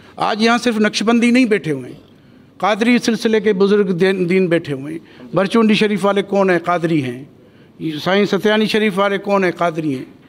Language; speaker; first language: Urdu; non-native, local second language; Sindhi